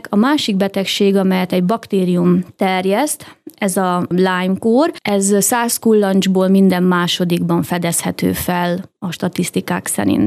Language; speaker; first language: Hungarian; native; Hungarian